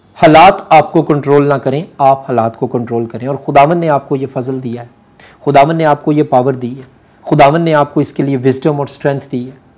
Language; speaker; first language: Urdu; non-native, local second language; Punjabi